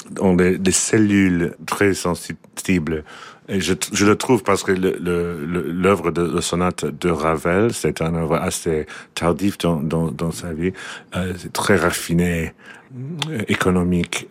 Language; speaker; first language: French; non-native, learner; English